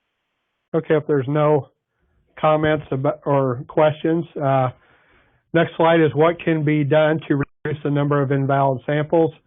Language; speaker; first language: English; native; English